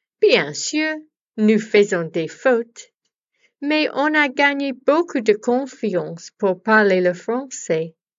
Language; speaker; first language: French; non-native, learner; English